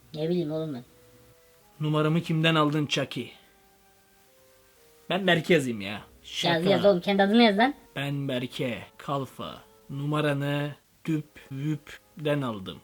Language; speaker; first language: Turkish; native; Turkish